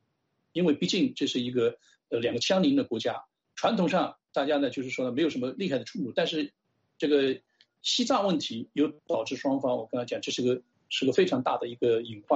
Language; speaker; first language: Chinese; native; Chinese